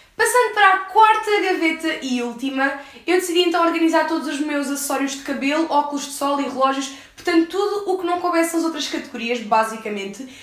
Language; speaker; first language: Portuguese; early bilingual, heritage; English